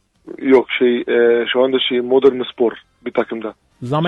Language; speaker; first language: Turkish; non-native, learner; Arabic